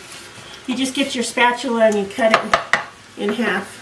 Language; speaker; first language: English; native; English